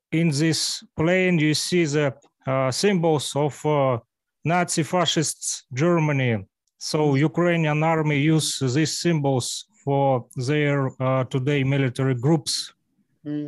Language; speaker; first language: English; non-native, learner; Russian